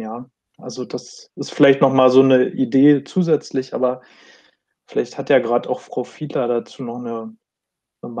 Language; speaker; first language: German; native; German